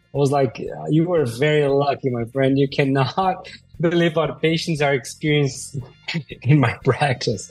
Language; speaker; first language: English; non-native, fluent; Portuguese